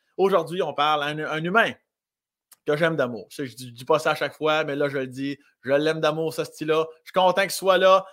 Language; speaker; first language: French; native; French